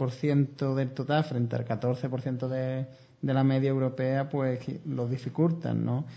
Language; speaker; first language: Spanish; native; Spanish